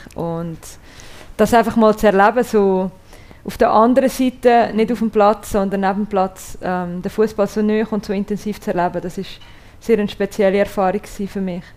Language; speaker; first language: German; native; German